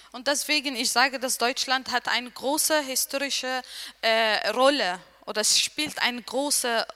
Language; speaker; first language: German; non-native, learner; Arabic